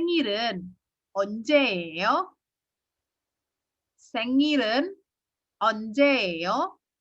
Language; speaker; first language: Korean; non-native, fluent; Indonesian